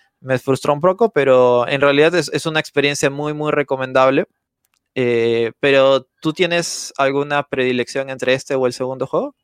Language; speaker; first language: Spanish; native; Spanish